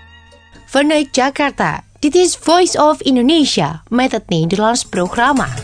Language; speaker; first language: Dutch; non-native, fluent; Indonesian